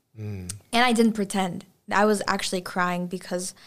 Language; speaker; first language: English; non-native, fluent; Russian